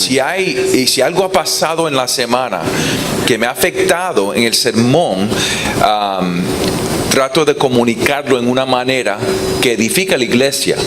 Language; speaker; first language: Spanish; non-native, fluent; English